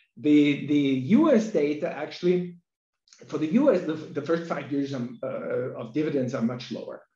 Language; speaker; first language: English; non-native, fluent; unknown